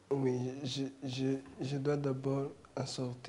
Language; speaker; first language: French; non-native, learner; Kinyarwanda